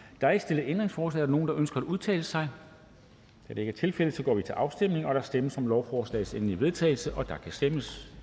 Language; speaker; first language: Danish; native; Danish